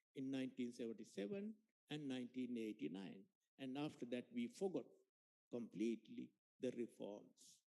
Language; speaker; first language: English; non-native, local second language; Sinhala